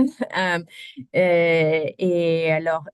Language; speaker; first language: French; non-native, learner; German